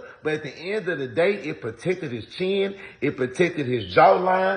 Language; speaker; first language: English; native; English